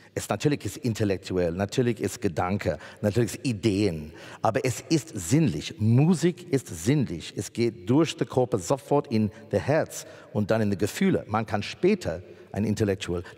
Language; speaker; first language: German; non-native, fluent; English